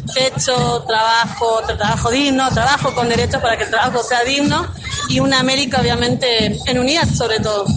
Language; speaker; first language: Spanish; native; Spanish